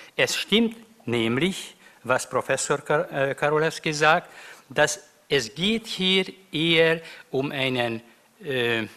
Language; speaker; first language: German; non-native, fluent; Hungarian